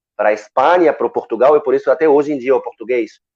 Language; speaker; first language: Portuguese; non-native, fluent; Arabic